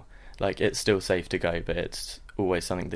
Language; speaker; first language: English; native; English